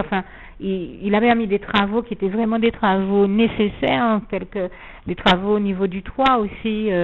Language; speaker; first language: French; native; French